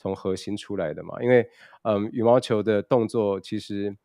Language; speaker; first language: Chinese; early bilingual, other home language; Indonesian